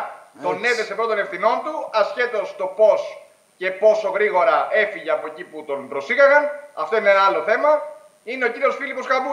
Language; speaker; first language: Greek; native; Greek